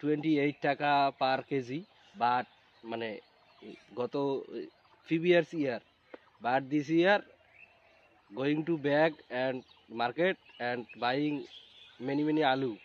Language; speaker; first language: English; non-native, learner; Bangla